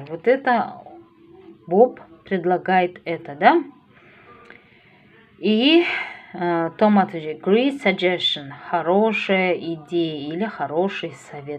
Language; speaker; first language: Russian; non-native, local second language; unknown